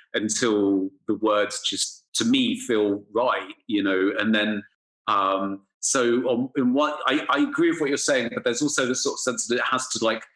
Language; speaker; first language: English; native; English